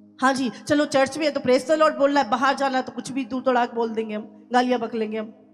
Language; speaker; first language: Hindi; native; Hindi